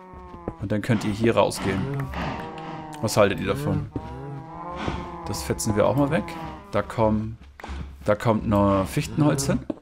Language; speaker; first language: German; native; German